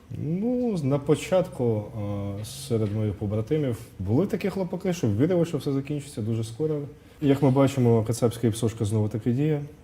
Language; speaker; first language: Ukrainian; non-native, local second language; Russian